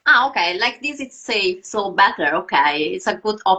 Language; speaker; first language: English; non-native, fluent; Italian